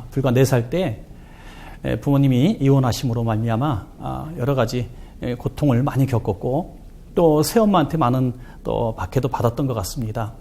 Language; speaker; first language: Korean; native; Korean